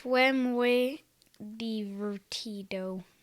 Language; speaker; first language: Spanish; non-native, learner; English